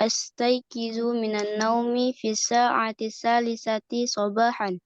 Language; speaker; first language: Arabic; non-native, learner; Indonesian